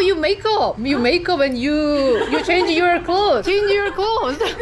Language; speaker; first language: English; non-native, learner; Korean